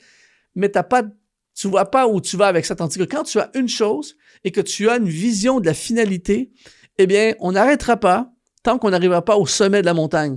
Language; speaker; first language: French; native; French